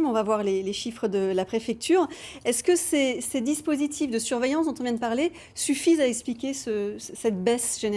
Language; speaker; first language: French; native; French